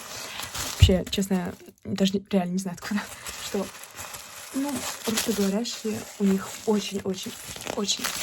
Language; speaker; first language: Russian; early bilingual, heritage; Russian